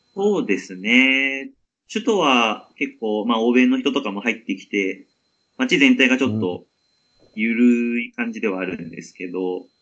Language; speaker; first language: Japanese; native; Japanese